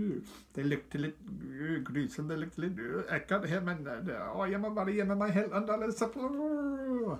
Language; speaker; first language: Norwegian; non-native, fluent; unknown